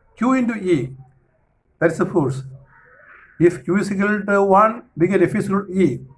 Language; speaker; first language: English; non-native, local second language; Malayalam